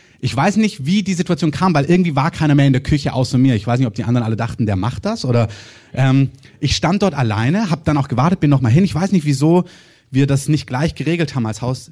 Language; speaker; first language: German; native; German